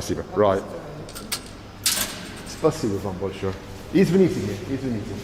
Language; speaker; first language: Russian; non-native, learner; English